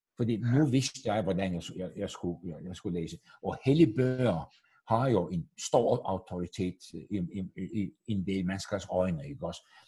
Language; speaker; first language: Danish; non-native, fluent; Turkish